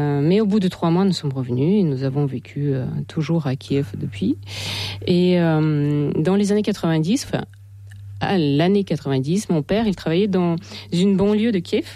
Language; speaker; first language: French; non-native, fluent; Russian